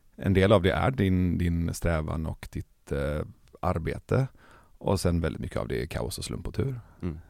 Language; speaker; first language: Swedish; early bilingual, other home language; Persian